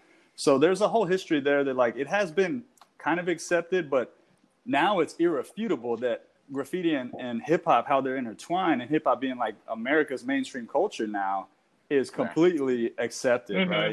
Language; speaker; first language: English; native; English